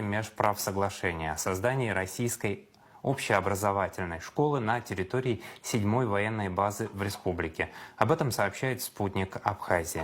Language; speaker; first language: Russian; native; Russian